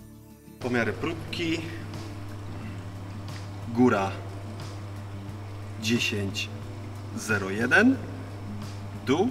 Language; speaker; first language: Polish; native; Polish